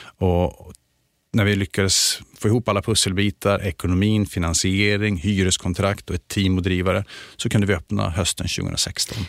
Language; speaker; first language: Swedish; native; Swedish